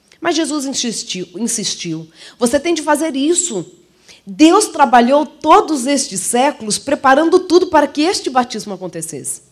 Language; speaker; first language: Portuguese; native; Portuguese